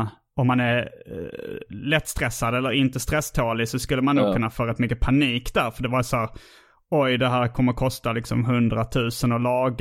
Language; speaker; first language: Swedish; native; Swedish